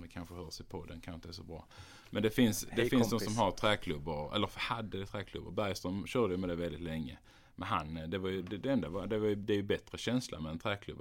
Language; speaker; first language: Swedish; native; Swedish